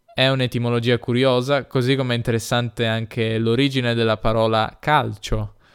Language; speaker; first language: Italian; native; Italian